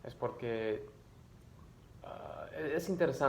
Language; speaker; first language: Spanish; early bilingual, other home language; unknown